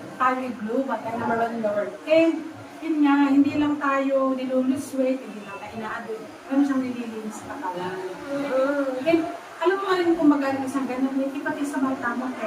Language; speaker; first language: Filipino; native; Filipino